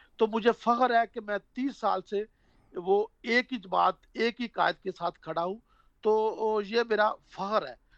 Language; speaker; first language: Urdu; non-native, local second language; Punjabi